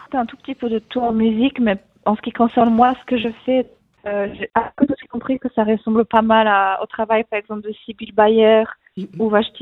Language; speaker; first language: French; non-native, fluent; Polish